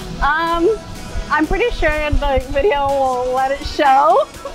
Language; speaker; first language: English; early bilingual, other home language; Spanish